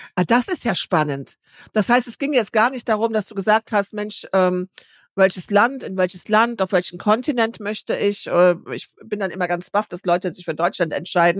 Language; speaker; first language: German; native; German